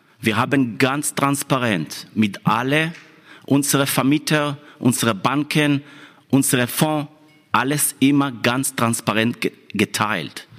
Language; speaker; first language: German; non-native, fluent; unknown